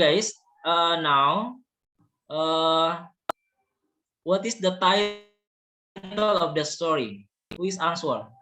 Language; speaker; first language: English; non-native, learner; Indonesian